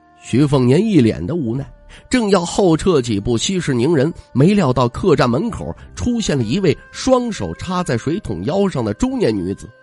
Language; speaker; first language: Chinese; native; Chinese